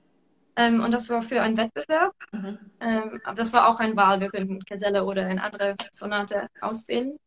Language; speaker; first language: German; non-native, fluent; English